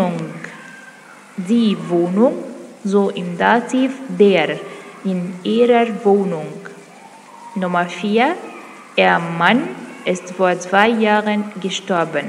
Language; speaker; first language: German; non-native, fluent; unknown